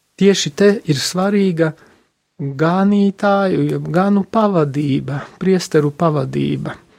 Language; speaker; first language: Latvian; non-native, local second language; Polish